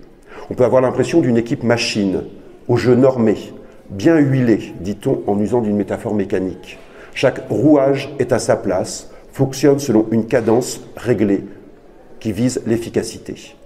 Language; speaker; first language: French; native; French